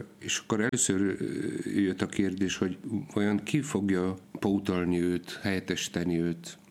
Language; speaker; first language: Hungarian; non-native, fluent; Polish